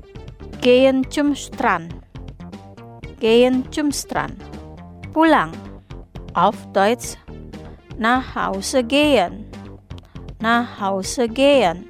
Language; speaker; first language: German; non-native, fluent; Indonesian